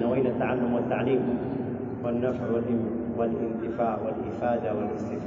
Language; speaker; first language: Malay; non-native, learner; Arabic